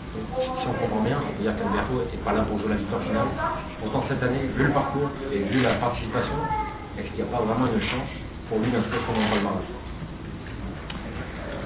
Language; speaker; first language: French; native; French